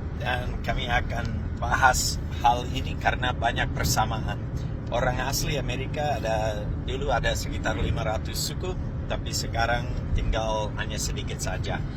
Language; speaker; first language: Indonesian; non-native, fluent; English